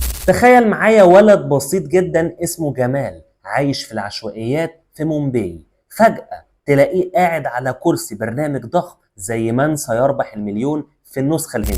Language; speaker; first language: Arabic; native; Arabic